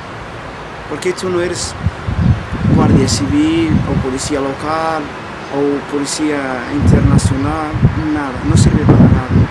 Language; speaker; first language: Spanish; non-native, learner; Arabic